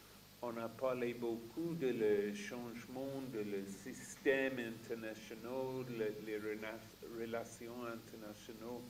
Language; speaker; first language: French; non-native, fluent; English